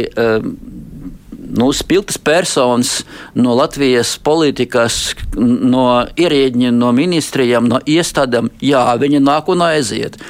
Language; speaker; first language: Latvian; non-native, local second language; Russian